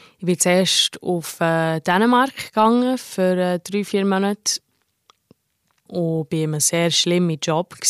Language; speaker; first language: German; early bilingual, heritage; German